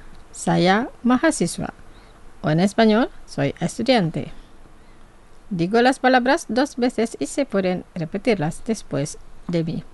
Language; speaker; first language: Spanish; non-native, fluent; Indonesian